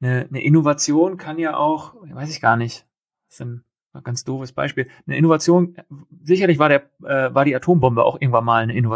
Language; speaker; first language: German; native; German